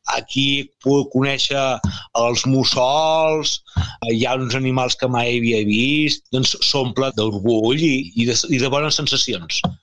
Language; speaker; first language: Catalan; native; Catalan